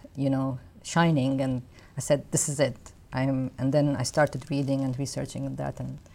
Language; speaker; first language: English; non-native, fluent; Arabic